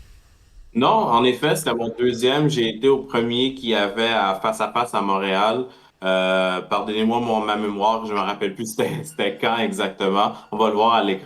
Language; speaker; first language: French; native; French